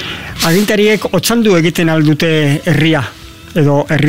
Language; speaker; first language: Basque; native; Basque